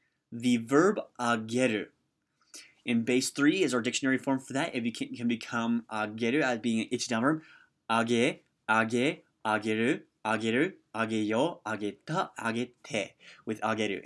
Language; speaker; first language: English; native; English